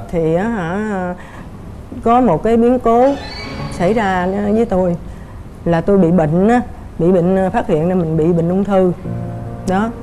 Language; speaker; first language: Vietnamese; native; Vietnamese